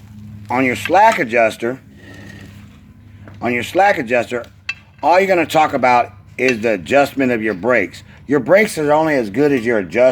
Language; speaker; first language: English; native; English